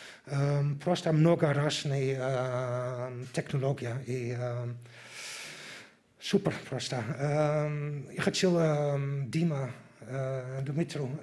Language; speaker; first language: Russian; non-native, learner; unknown